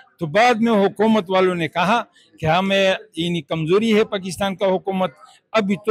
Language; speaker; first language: Urdu; non-native, local second language; Pashto